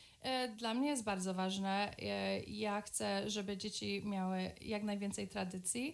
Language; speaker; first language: Polish; early bilingual, other home language; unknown